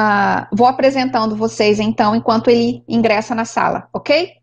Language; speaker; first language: Portuguese; non-native, learner; Spanish